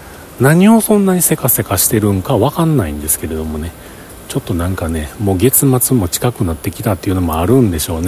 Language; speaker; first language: Japanese; native; Japanese